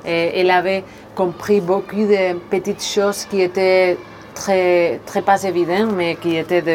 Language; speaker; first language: French; non-native, learner; Spanish